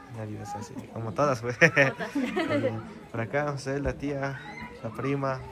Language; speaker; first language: Spanish; native; Spanish